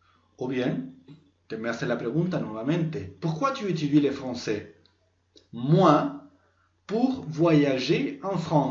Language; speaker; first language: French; non-native, fluent; Spanish